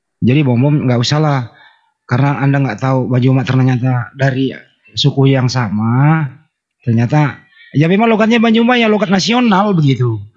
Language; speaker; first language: Indonesian; native; Indonesian